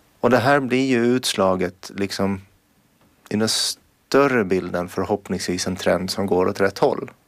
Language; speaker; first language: Swedish; native; Swedish